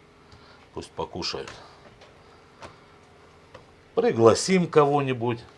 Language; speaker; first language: Russian; native; Russian